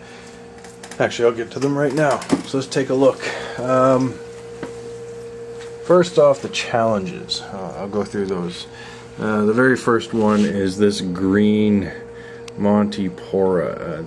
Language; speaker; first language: English; native; English